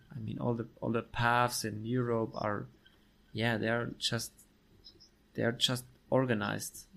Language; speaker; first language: English; non-native, fluent; German